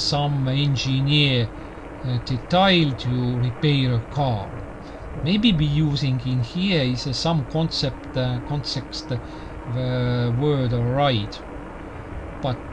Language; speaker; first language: English; non-native, learner; Estonian